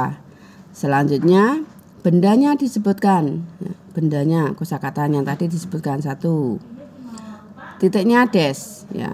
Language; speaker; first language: Indonesian; native; Indonesian